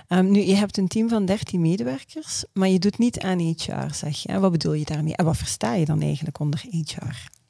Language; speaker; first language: Dutch; native; Dutch